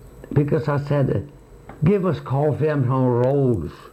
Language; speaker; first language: English; non-native, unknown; Swedish